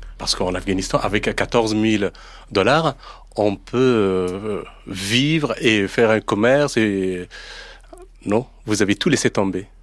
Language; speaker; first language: French; non-native, fluent; Persian